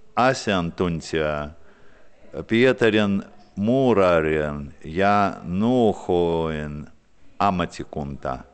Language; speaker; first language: Finnish; non-native, learner; Russian